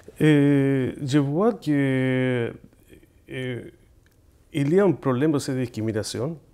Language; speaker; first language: French; non-native, fluent; Spanish